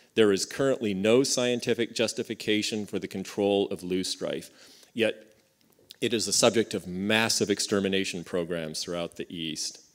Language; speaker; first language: English; native; English